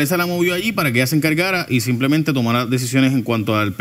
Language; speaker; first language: Spanish; native; Spanish